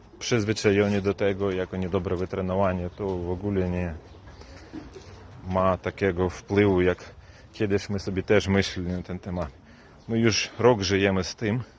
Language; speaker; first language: Polish; non-native, learner; Ukrainian